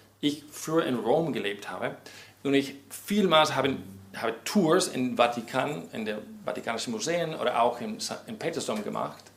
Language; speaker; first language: German; non-native, fluent; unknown